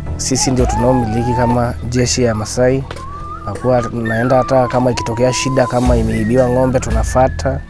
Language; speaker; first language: Swahili; non-native, local second language; Masai